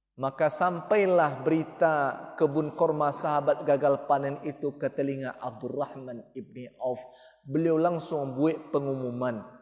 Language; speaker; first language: Malay; non-native, local second language; Minangkabau